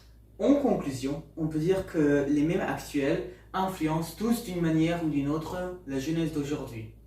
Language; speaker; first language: French; non-native, learner; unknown